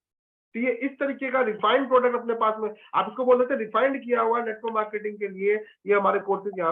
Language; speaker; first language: Hindi; native; Hindi